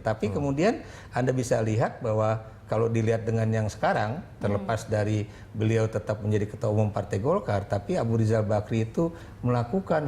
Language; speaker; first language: Indonesian; native; Indonesian